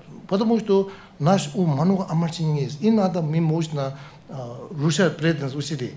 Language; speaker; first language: Russian; non-native, learner; Tibetan